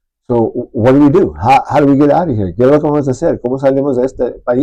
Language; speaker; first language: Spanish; early bilingual, heritage; Spanish